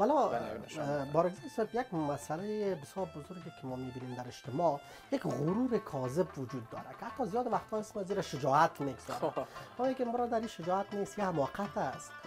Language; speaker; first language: Persian; native; Persian